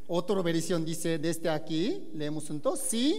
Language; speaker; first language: Spanish; non-native, learner; Korean